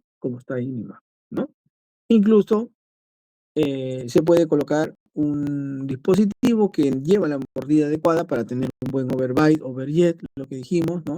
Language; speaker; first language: Spanish; native; Spanish